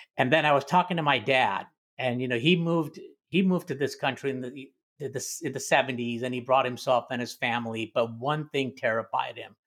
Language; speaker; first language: English; early bilingual, other home language; Hindi